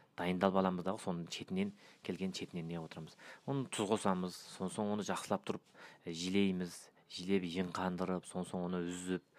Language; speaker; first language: Kazakh; early bilingual, heritage; Kazakh